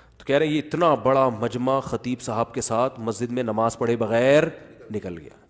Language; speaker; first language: Urdu; native; Urdu